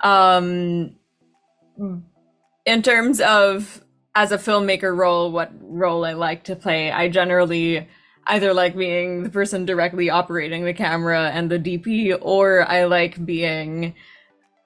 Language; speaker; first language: English; non-native, local second language; Filipino